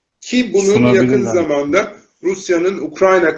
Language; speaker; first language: Turkish; native; Turkish